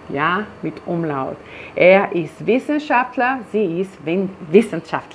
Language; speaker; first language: German; non-native, fluent; Portuguese